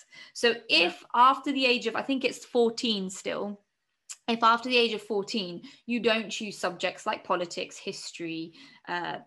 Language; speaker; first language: English; native; English